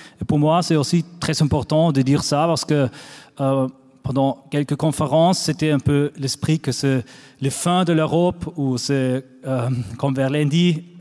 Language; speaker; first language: French; non-native, fluent; German